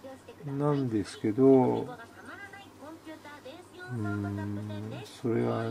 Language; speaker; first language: Japanese; native; Japanese